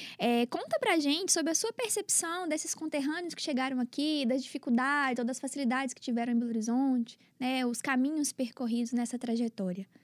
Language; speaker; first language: Portuguese; native; Portuguese